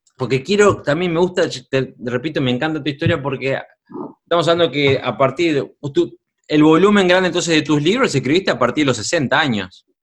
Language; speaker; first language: Spanish; native; Spanish